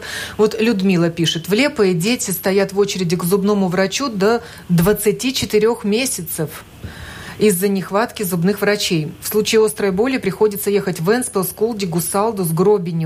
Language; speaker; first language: Russian; native; Russian